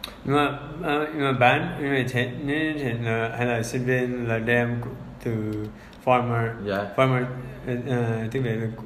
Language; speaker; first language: Vietnamese; early bilingual, heritage; English